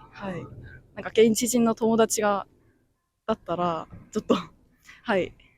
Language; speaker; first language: Japanese; non-native, fluent; Korean